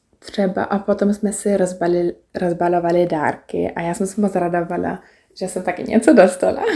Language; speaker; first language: Czech; non-native, learner; German